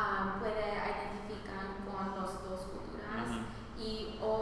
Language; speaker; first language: Spanish; early bilingual, heritage; Spanish